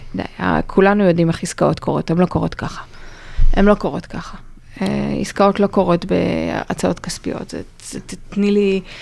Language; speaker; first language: Hebrew; native; Hebrew